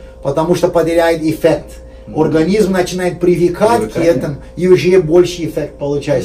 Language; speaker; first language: Russian; non-native, learner; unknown